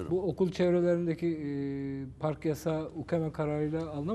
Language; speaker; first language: Turkish; native; Turkish